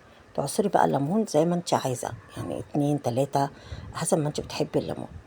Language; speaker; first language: Arabic; native; Arabic